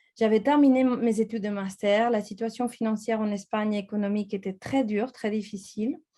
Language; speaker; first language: French; non-native, fluent; Spanish